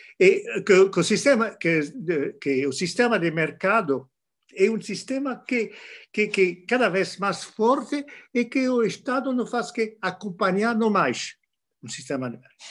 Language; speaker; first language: Portuguese; non-native, fluent; French